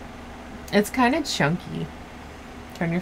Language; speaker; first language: English; native; English